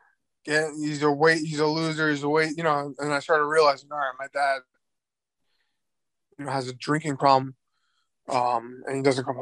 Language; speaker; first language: English; native; English